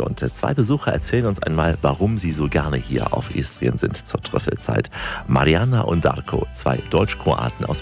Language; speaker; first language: German; native; German